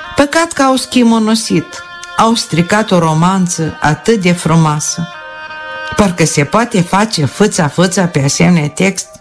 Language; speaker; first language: Romanian; native; Romanian